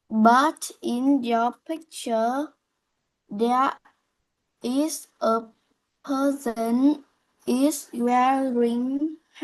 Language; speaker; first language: English; non-native, learner; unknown